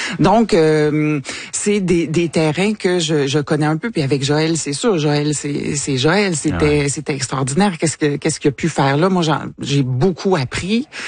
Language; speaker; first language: French; native; French